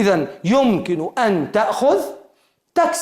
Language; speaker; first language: Arabic; non-native, fluent; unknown